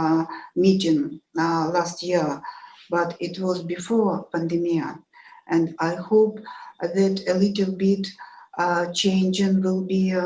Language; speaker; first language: English; non-native, learner; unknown